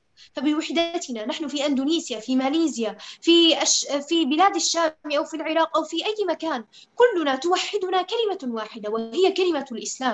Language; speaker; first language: Arabic; native; Arabic